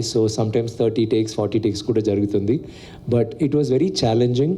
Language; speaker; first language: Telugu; non-native, learner; Tamil